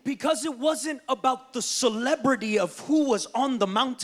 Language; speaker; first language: English; early bilingual, other home language; Spanish